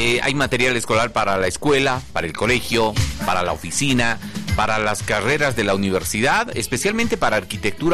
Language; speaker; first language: Spanish; native; Spanish